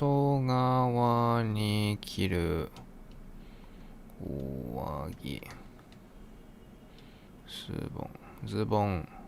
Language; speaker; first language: Japanese; non-native, learner; English